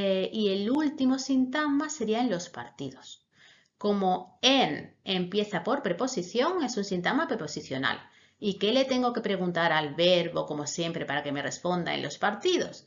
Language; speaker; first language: Spanish; native; Spanish